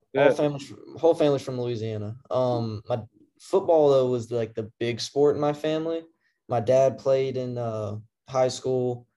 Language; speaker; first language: English; native; English